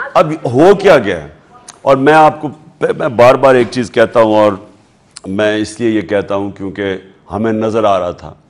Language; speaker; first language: Urdu; native; Urdu